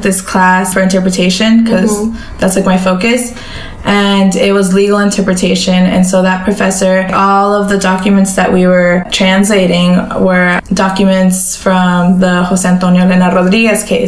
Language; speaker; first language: English; native; English